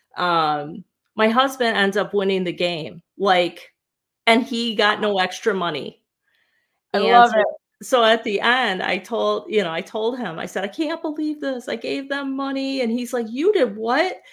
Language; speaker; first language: English; native; English